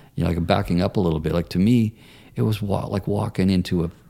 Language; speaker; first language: English; native; English